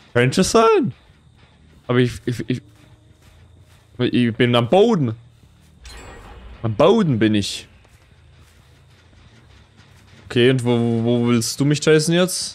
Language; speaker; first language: German; native; German